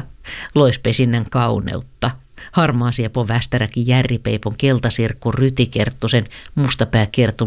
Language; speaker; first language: Finnish; native; Finnish